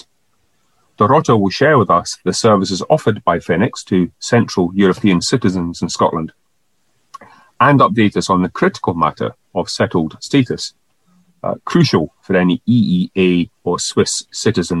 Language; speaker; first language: English; native; English